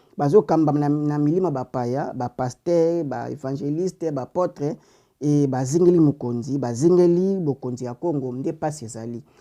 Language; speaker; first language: Lingala; non-native, local second language; Kongo